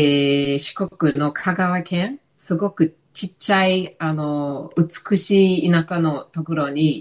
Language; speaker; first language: Japanese; non-native, fluent; English